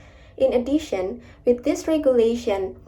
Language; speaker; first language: English; non-native, learner; Indonesian